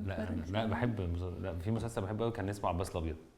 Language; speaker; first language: Arabic; native; Arabic